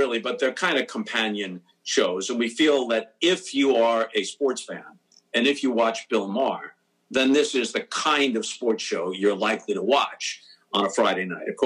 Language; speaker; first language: English; native; English